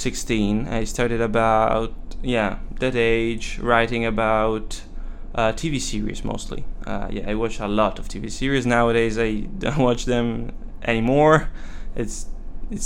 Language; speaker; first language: English; non-native, fluent; Italian